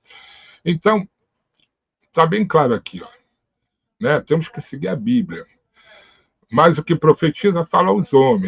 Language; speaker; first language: Portuguese; native; Portuguese